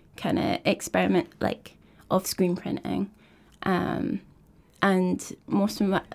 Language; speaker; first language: English; native; English